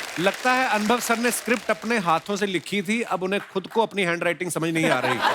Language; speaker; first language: Hindi; non-native, local second language; Punjabi